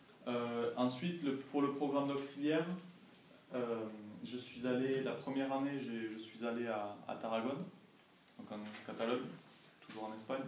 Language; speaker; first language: French; native; French